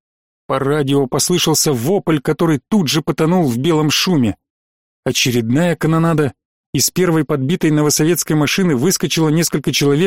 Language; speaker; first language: Russian; native; Russian